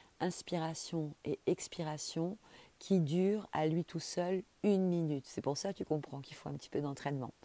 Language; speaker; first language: French; native; French